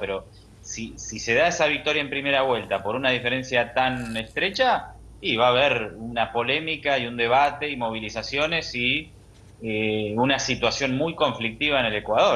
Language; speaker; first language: Spanish; native; Spanish